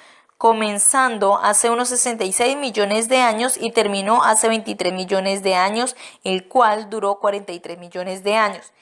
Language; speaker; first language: Spanish; native; Spanish